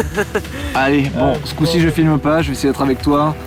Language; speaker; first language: French; native; French